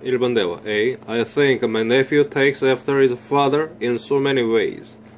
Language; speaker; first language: English; non-native, fluent; Korean